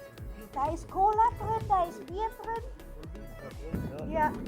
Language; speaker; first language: German; non-native, fluent; Filipino